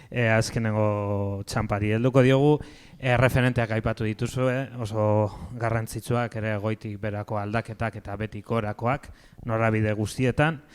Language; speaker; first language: Basque; native; Basque